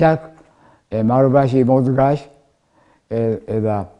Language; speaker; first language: Hungarian; non-native, learner; Japanese